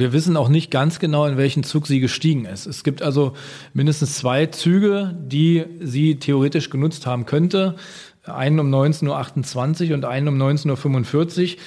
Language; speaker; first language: German; native; German